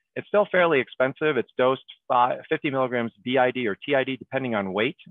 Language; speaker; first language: English; native; English